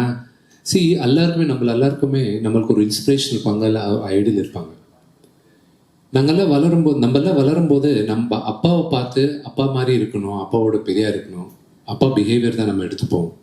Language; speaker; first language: Tamil; early bilingual, heritage; Telugu